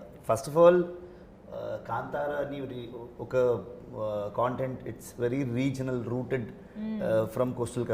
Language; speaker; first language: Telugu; non-native, learner; Kannada